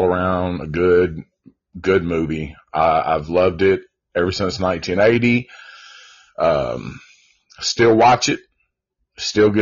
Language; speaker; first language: English; native; English